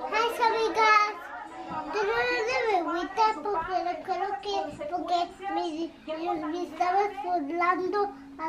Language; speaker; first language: Spanish; early bilingual, heritage; Spanish